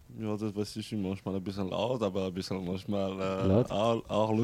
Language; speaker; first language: German; non-native, fluent; French